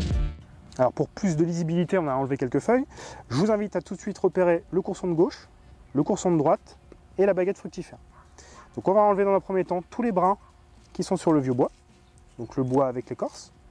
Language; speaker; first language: French; native; French